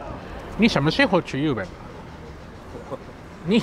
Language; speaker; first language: Chinese; non-native, fluent; Japanese